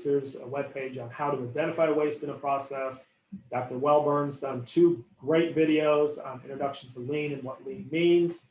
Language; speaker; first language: English; native; English